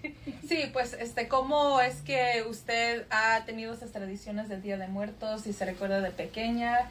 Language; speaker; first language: Spanish; early bilingual, heritage; Spanish